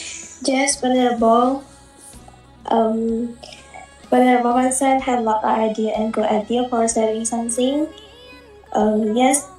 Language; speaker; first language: English; non-native, learner; Khmer